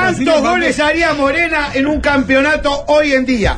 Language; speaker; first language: Spanish; native; Spanish